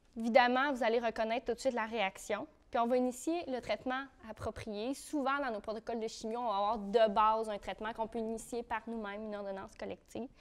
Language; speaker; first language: French; native; French